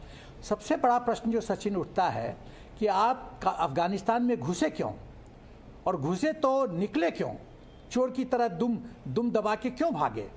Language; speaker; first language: Hindi; native; Hindi